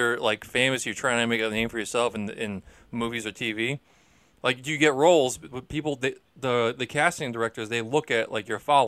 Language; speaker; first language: English; native; English